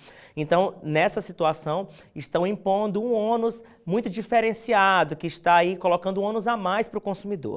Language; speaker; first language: Portuguese; native; Portuguese